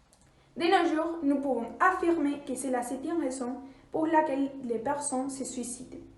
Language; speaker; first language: French; non-native, learner; Spanish